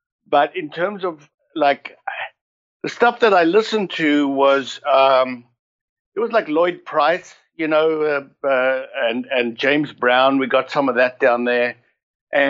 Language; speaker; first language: English; native; English